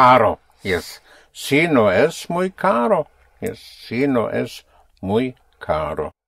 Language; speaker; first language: Spanish; non-native, fluent; English